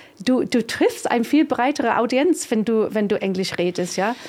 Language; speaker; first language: German; non-native, fluent; English